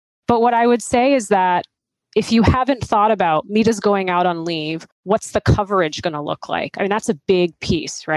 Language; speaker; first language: English; native; English